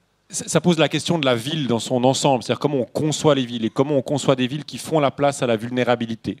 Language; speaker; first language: French; native; French